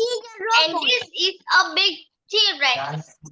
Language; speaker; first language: English; non-native, learner; Vietnamese